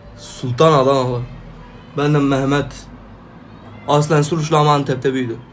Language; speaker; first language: Turkish; native; Turkish